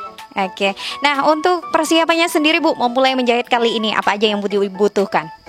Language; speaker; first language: Indonesian; native; Indonesian